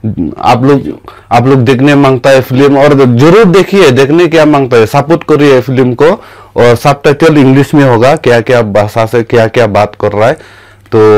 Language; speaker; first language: Hindi; non-native, local second language; Khasi